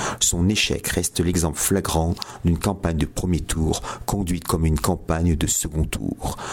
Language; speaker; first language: French; native; French